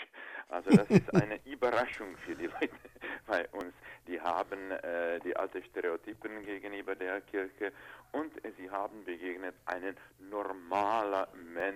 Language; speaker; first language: German; non-native, fluent; Czech